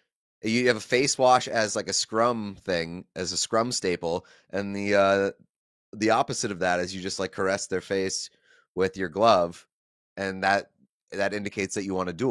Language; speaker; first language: English; native; English